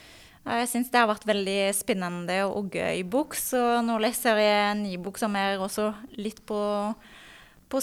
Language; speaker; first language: Norwegian; non-native, fluent; French